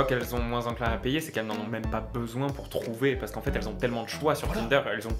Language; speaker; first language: French; native; French